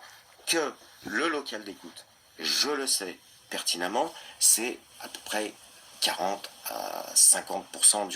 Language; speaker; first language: French; native; French